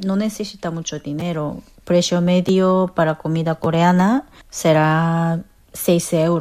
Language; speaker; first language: Spanish; non-native, local second language; Korean